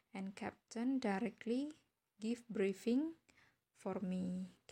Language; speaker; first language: English; non-native, fluent; Indonesian